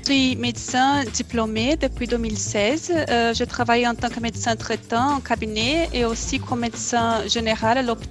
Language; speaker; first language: French; non-native, fluent; Portuguese